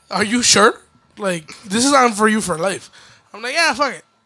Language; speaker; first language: English; early bilingual, other home language; Spanish